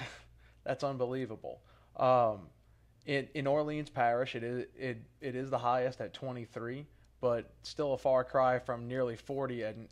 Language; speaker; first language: English; native; English